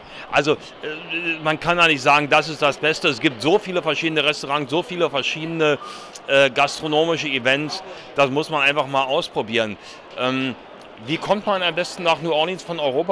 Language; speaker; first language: German; native; German